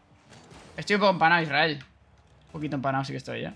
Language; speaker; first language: Spanish; native; Spanish